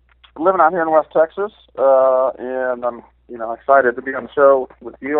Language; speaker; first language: English; native; English